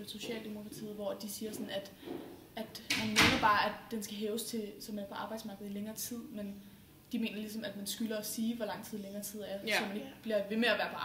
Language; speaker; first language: Danish; native; Danish